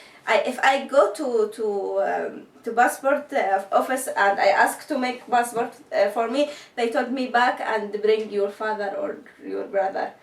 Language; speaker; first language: English; non-native, learner; Arabic